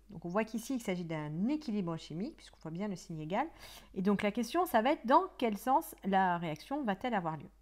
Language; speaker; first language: French; native; French